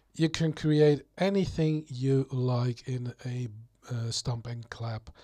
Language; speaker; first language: English; non-native, fluent; Dutch